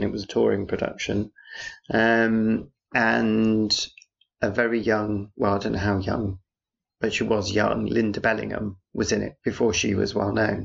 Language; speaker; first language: English; native; English